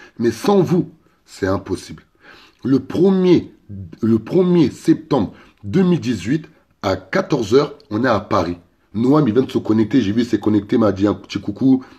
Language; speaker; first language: French; early bilingual, other home language; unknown